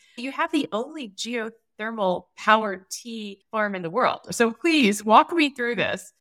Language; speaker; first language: English; native; English